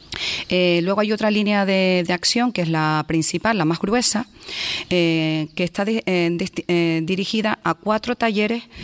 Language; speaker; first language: Spanish; native; Spanish